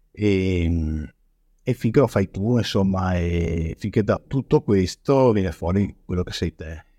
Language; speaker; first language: Italian; native; Italian